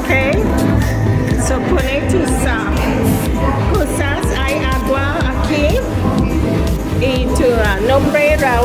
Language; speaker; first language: Spanish; non-native, learner; English